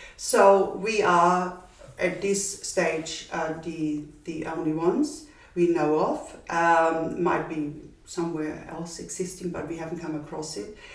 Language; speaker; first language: English; non-native, fluent; German